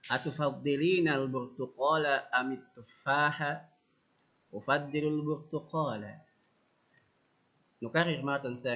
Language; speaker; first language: Arabic; non-native, fluent; Indonesian